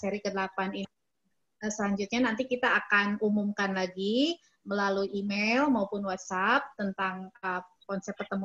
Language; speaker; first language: Indonesian; native; Indonesian